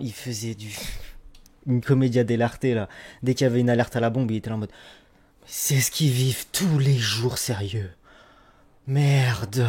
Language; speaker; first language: French; native; French